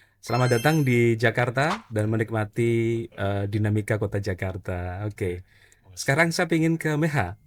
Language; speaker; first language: Indonesian; native; Indonesian